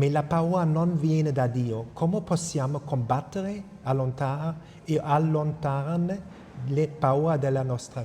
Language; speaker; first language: Italian; non-native, fluent; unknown